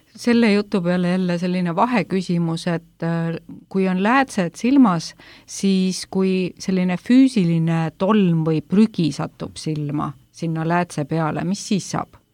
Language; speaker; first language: Estonian; native; Estonian